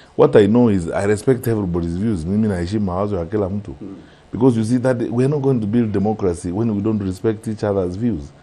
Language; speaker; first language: English; non-native, local second language; Gusii